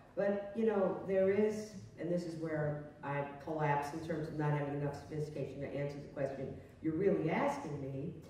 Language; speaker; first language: English; native; English